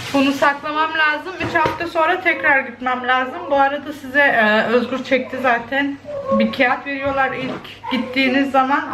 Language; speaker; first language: Turkish; early bilingual, heritage; Turkish